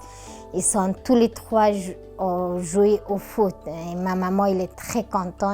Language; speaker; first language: French; non-native, learner; Persian